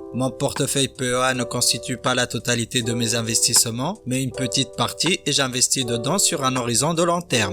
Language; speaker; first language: French; native; French